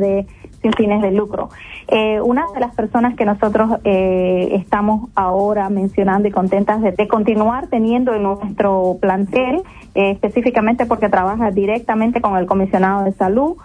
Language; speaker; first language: Spanish; native; Spanish